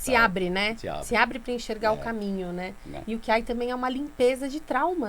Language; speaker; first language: Portuguese; native; Portuguese